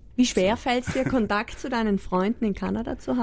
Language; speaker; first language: German; native; German